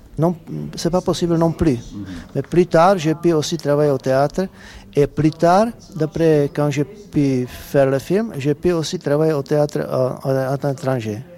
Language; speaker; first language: French; non-native, learner; Czech